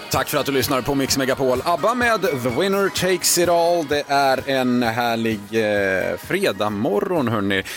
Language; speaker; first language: Swedish; native; Swedish